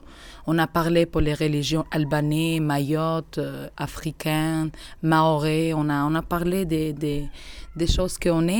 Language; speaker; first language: French; non-native, learner; Albanian